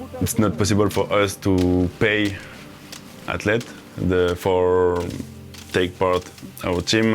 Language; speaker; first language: English; non-native, learner; French